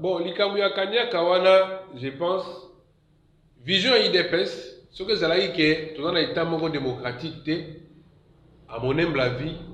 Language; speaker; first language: Lingala; non-native, local second language; Kongo